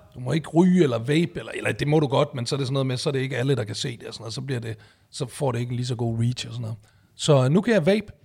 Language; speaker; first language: Danish; native; Danish